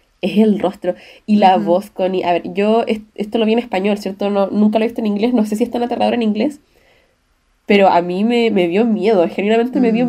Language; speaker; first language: Spanish; native; Spanish